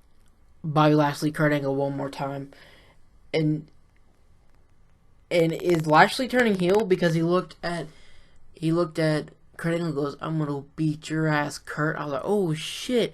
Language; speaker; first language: English; native; English